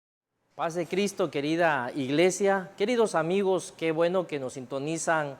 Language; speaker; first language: Spanish; native; Spanish